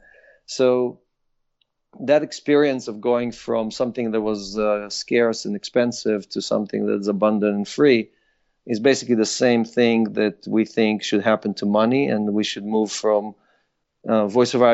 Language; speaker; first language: English; non-native, fluent; Hebrew